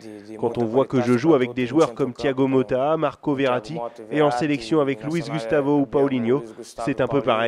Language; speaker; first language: French; native; French